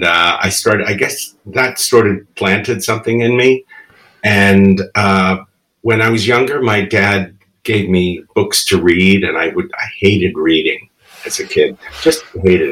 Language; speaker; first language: English; early bilingual, other home language; Spanish